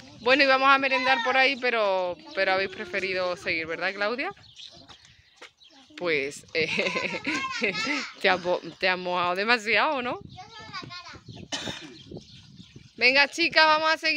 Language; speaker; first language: Spanish; native; Spanish